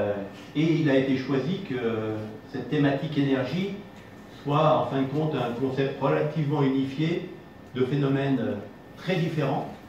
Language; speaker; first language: French; native; French